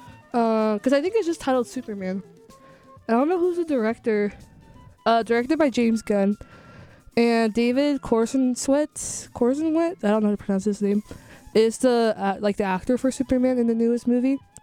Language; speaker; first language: English; early bilingual, other home language; Spanish